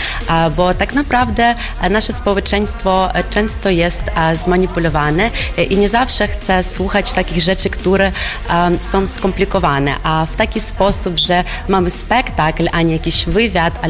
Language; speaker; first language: Polish; non-native, fluent; Ukrainian